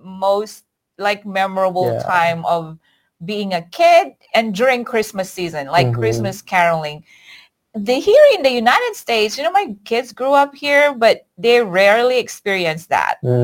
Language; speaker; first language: English; non-native, local second language; Iloko